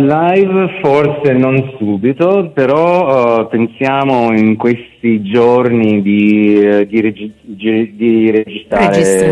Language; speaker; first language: Italian; non-native, fluent; Russian